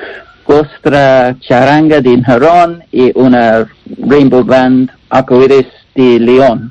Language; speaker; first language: Spanish; non-native, learner; English